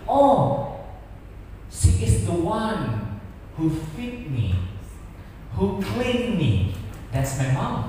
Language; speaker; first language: English; non-native, fluent; Indonesian